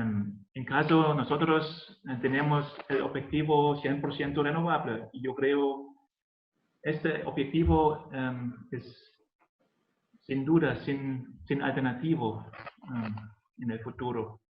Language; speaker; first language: Spanish; non-native, learner; German